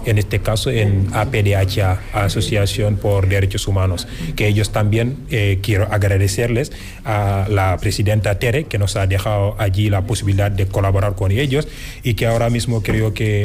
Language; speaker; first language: Spanish; non-native, fluent; Wolof